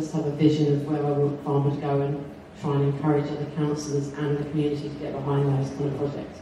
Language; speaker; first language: English; native; English